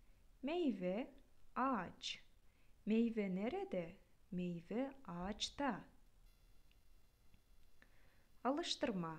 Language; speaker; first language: Turkish; non-native, fluent; Kyrgyz